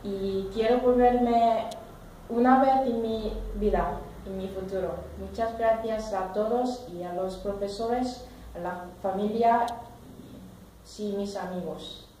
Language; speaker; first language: Spanish; non-native, learner; Korean